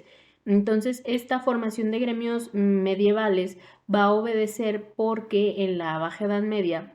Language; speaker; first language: Spanish; native; Spanish